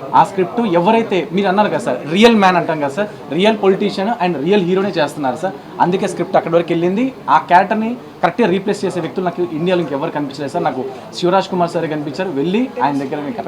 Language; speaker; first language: Telugu; native; Telugu